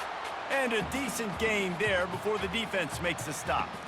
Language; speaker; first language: English; native; English